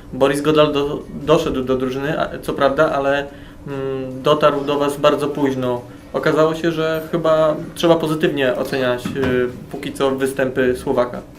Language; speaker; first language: Polish; native; Polish